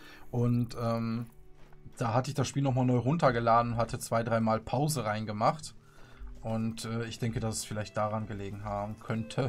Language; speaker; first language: German; native; German